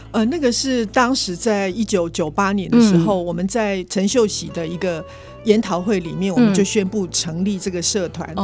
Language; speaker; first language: Chinese; non-native, local second language; Min Nan Chinese